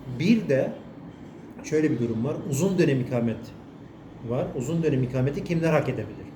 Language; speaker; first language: Turkish; native; Turkish